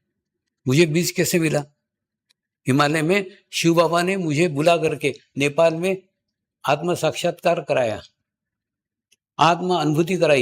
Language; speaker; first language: Hindi; native; Hindi